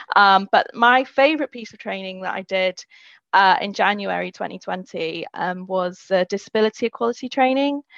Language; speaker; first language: English; native; English